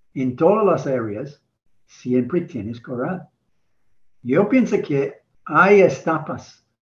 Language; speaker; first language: Spanish; non-native, learner; English